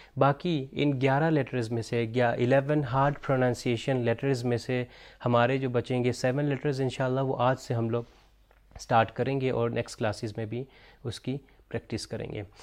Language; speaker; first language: Urdu; native; Urdu